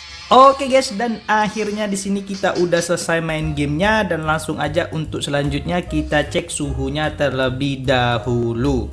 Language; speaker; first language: Indonesian; native; Indonesian